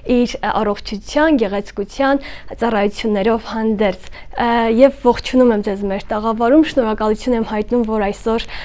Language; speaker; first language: Armenian; native; Armenian